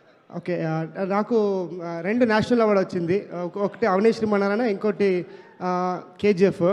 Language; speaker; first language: Telugu; non-native, learner; Kannada